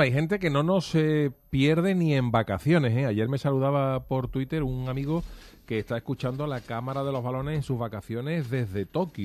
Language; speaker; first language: Spanish; native; Spanish